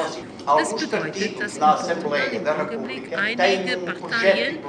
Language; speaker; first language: German; non-native, fluent; Portuguese